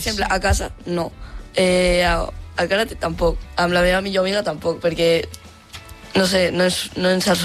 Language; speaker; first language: Catalan; non-native, local second language; Spanish